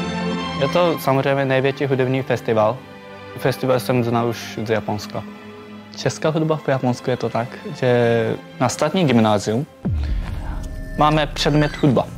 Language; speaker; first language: Czech; non-native, fluent; Japanese